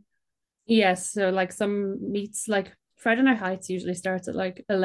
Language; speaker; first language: English; native; English